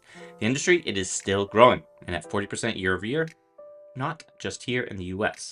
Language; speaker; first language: English; native; English